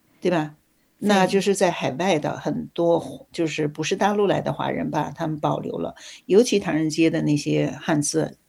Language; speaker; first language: Chinese; native; Chinese